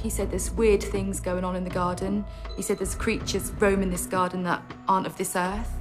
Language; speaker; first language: English; native; English